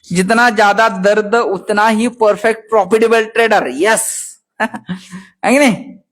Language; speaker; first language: Hindi; non-native, local second language; Marathi